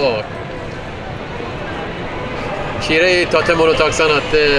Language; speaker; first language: Japanese; non-native, learner; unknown